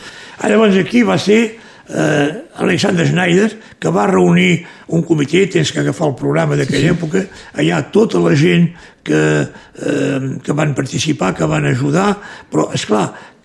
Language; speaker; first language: Catalan; native; Catalan